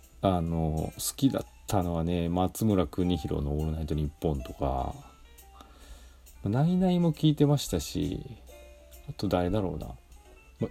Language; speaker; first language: Japanese; native; Japanese